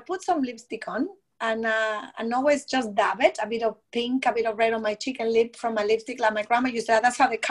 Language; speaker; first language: English; non-native, fluent; Spanish